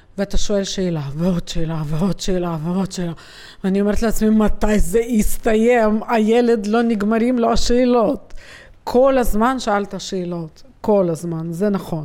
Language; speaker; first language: Hebrew; native; Hebrew